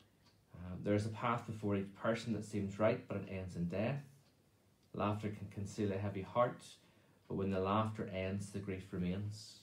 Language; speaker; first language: English; native; English